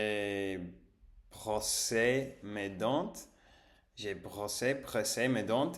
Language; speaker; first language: French; non-native, learner; English